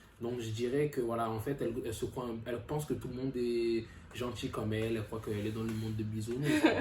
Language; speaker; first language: French; early bilingual, other home language; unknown